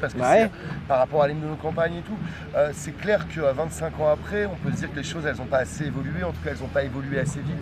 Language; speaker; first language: French; native; French